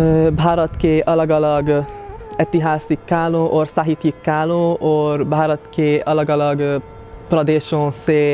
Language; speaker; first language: Hindi; non-native, fluent; Hungarian